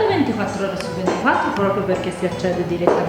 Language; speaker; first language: Italian; native; Italian